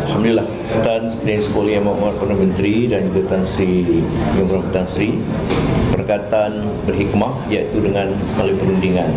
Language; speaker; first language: Malay; native; Malay